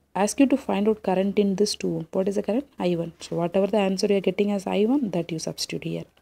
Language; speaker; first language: English; non-native, local second language; Tamil